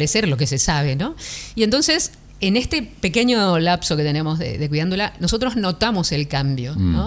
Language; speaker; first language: Spanish; native; Spanish